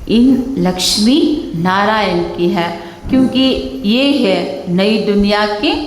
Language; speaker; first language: Hindi; non-native, local second language; Kannada